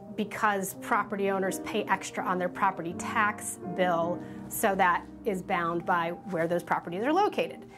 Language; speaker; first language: English; native; English